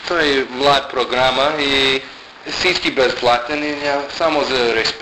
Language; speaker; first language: Bulgarian; non-native, learner; English